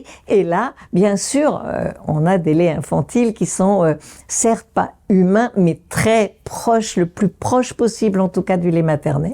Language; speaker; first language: French; native; French